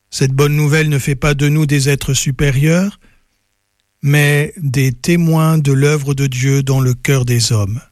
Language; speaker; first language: French; native; French